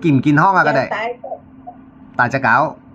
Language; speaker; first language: Cantonese; native; Cantonese